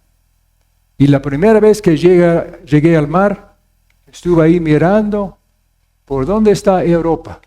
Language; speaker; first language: Spanish; non-native, fluent; English